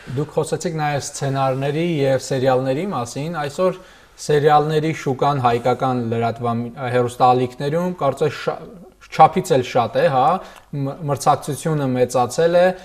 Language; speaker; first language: Armenian; native; Armenian